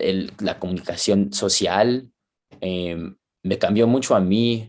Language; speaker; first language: Spanish; early bilingual, heritage; Spanish